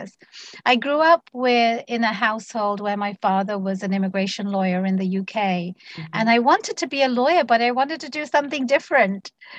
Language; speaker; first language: English; native; English